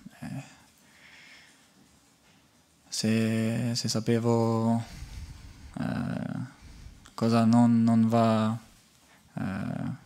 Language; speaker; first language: Italian; non-native, learner; French